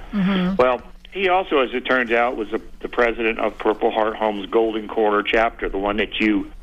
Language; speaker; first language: English; native; English